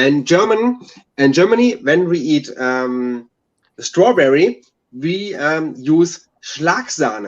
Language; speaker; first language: English; non-native, learner; German